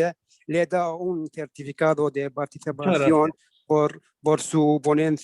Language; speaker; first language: Spanish; non-native, learner; Arabic